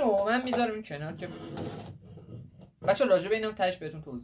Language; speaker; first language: Persian; native; Persian